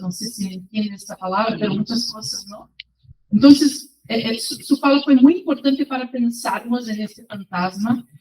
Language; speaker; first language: Spanish; non-native, fluent; Portuguese